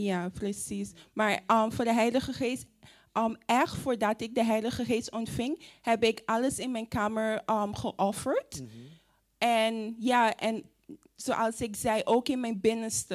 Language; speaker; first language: Dutch; non-native, fluent; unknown